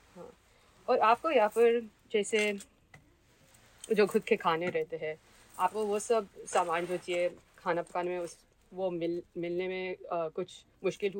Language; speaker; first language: Hindi; early bilingual, heritage; Hindi